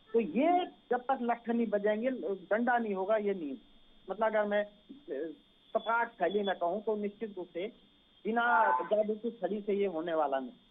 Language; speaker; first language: Hindi; native; Hindi